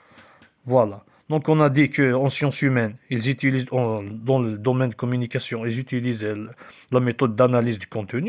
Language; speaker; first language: French; non-native, local second language; Kabyle